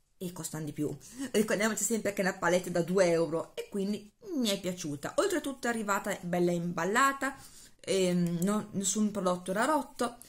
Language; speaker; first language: Italian; native; Italian